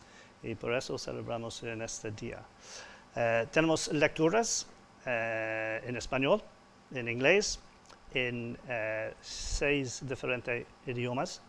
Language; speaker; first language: Spanish; non-native, fluent; English